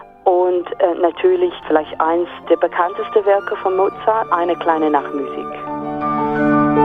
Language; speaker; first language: German; non-native, fluent; English